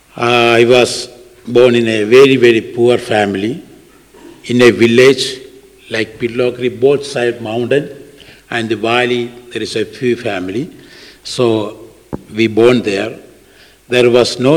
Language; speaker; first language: English; non-native, local second language; Malayalam